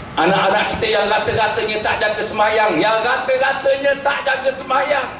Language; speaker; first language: Malay; native; Malay